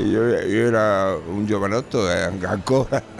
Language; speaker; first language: Italian; non-native, learner; Spanish